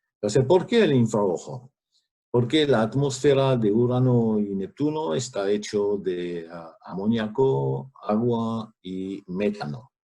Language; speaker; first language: Spanish; non-native, fluent; French